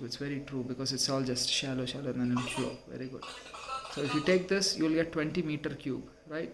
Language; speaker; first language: English; non-native, local second language; Hindi